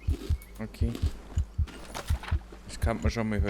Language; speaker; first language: German; native; German